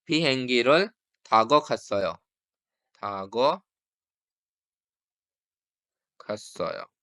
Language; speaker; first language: Korean; non-native, fluent; Urdu